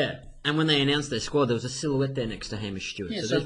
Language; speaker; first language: English; native; English